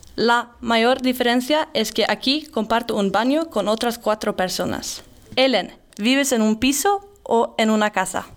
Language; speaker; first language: Spanish; non-native, learner; Swedish